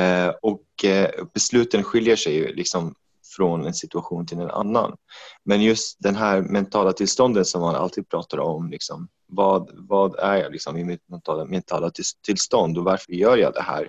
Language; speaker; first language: Swedish; non-native, fluent; Arabic